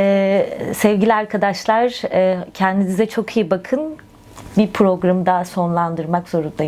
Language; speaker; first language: Turkish; native; Turkish